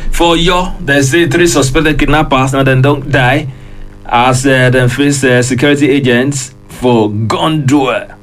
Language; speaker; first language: Nigerian Pidgin; non-native, local second language; Yoruba